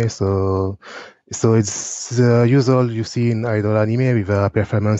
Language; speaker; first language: English; non-native, fluent; French